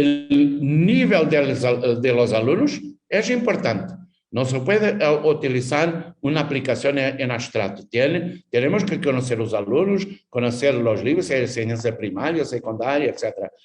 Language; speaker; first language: Spanish; non-native, fluent; Portuguese